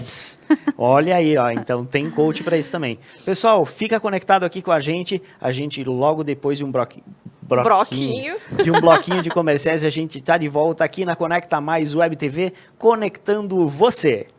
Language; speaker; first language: Portuguese; native; Portuguese